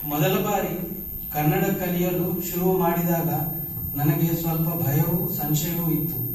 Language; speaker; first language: Kannada; non-native, learner; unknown